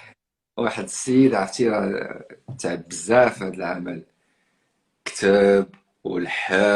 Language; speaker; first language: Arabic; native; Arabic